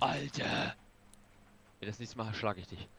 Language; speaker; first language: German; native; German